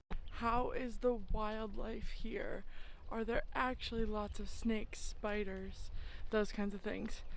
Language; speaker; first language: English; native; English